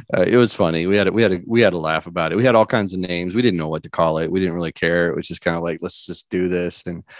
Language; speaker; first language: English; native; English